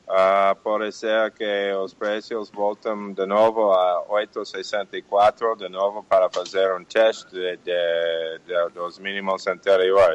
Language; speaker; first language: Portuguese; non-native, fluent; English